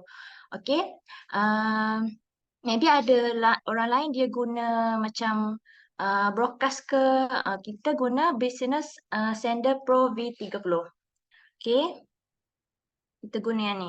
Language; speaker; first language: Malay; native; Malay